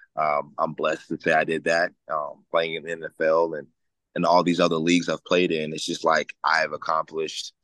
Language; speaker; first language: English; native; English